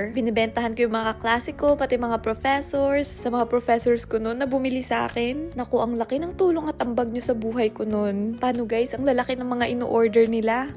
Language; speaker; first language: Filipino; native; Filipino